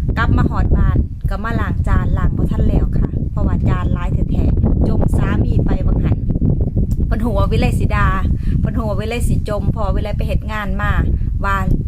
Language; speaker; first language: Thai; native; Thai